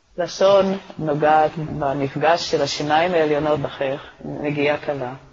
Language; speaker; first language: Hebrew; native; Hebrew